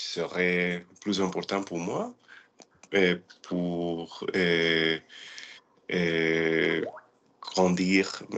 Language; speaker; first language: French; non-native, learner; English